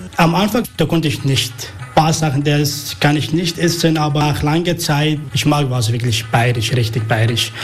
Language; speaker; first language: German; non-native, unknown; Arabic